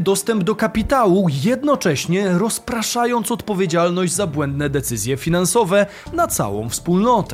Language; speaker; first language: Polish; native; Polish